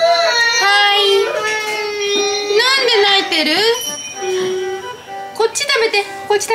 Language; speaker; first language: Japanese; native; Japanese